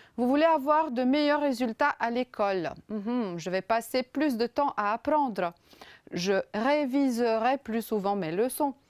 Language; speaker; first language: French; non-native, fluent; Romanian